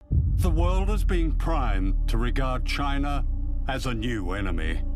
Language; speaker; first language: English; native; English